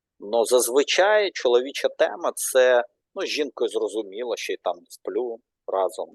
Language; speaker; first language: Ukrainian; non-native, local second language; Russian